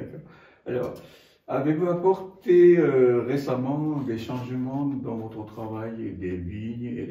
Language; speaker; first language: French; non-native, fluent; Japanese